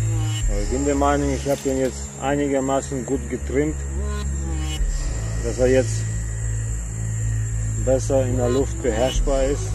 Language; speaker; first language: German; non-native, fluent; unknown